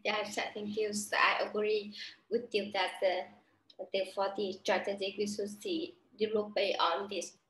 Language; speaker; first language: English; non-native, learner; Vietnamese